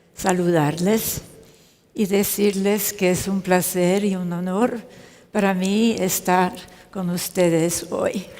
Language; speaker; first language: Spanish; early bilingual, other home language; German